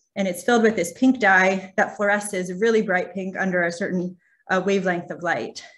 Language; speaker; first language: English; native; English